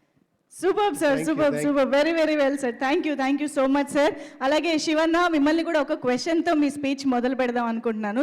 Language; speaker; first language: Telugu; native; Telugu